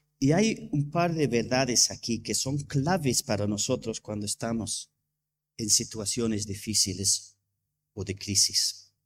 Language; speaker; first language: Spanish; non-native, fluent; English